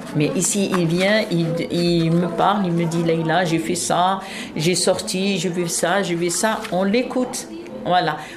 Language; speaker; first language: French; non-native, local second language; Arabic